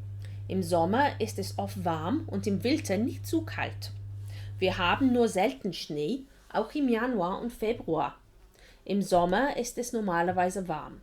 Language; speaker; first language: German; non-native, fluent; English